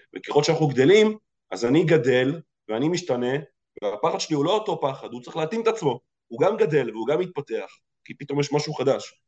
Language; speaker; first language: Hebrew; early bilingual, other home language; Russian